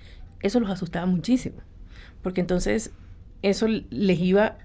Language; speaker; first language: Spanish; native; Spanish